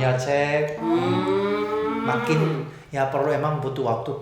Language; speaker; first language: Indonesian; non-native, fluent; Korean